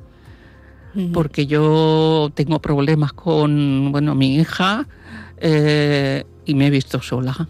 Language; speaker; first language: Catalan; non-native, local second language; Spanish